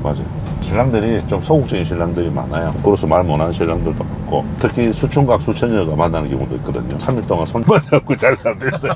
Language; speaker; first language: Korean; native; Korean